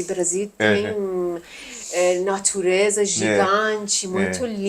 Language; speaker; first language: Portuguese; non-native, learner; Persian